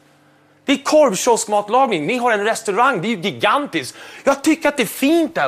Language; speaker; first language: Swedish; native; Swedish